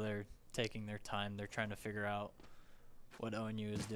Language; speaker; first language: English; native; English